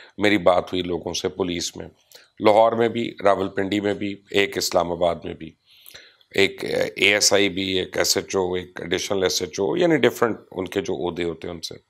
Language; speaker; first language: Urdu; non-native, local second language; Punjabi